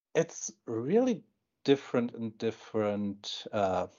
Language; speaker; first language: English; non-native, fluent; German